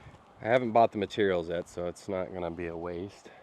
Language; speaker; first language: English; native; English